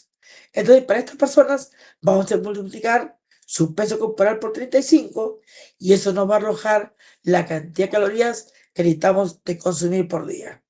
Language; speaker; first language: Spanish; native; Spanish